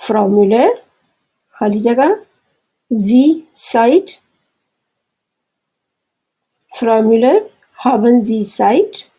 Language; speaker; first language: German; non-native, fluent; Urdu